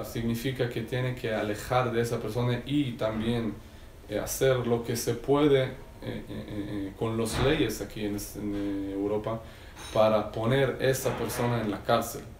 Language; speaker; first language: Spanish; non-native, learner; Hebrew